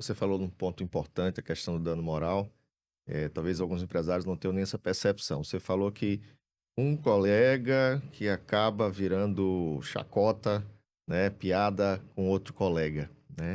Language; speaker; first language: Portuguese; native; Portuguese